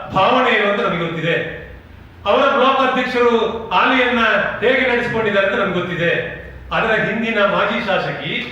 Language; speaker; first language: Kannada; native; Kannada